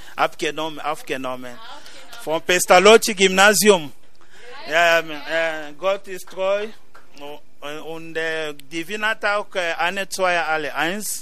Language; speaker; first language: German; non-native, learner; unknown